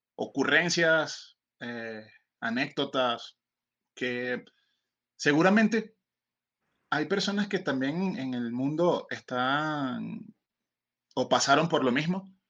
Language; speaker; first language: Spanish; native; Spanish